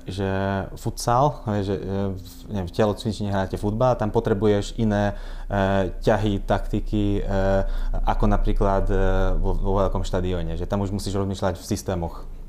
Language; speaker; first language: Slovak; non-native, local second language; Hungarian